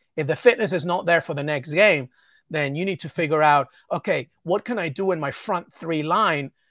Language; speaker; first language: English; native; English